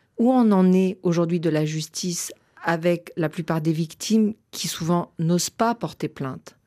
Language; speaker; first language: French; native; French